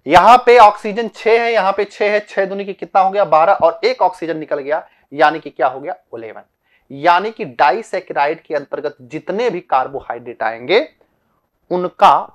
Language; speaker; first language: Hindi; native; Hindi